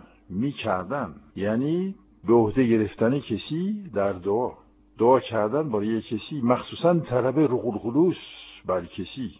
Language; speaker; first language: Persian; non-native, fluent; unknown